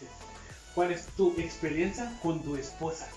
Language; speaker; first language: Spanish; non-native, learner; Haitian Creole